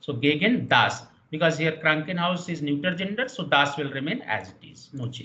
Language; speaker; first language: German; non-native, fluent; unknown